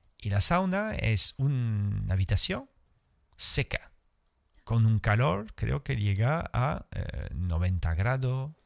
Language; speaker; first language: Spanish; non-native, fluent; French